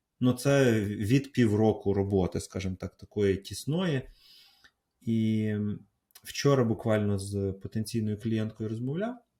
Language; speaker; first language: Ukrainian; native; Ukrainian